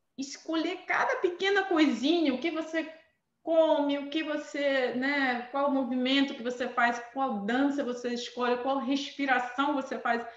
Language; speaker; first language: Portuguese; non-native, fluent; Armenian